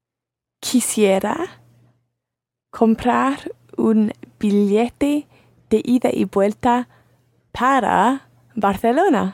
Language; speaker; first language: Spanish; non-native, learner; English